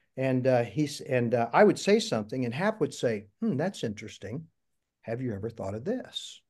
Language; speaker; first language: English; native; English